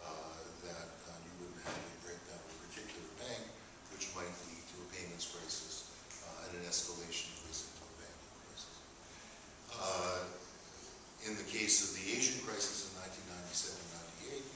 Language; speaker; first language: English; native; English